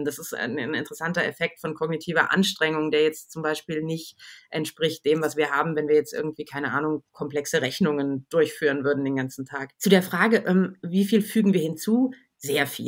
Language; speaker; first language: German; native; German